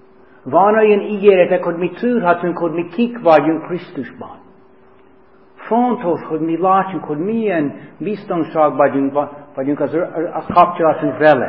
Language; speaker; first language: Hungarian; non-native, fluent; English